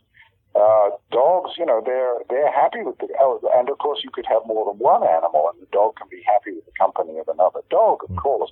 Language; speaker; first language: English; native; English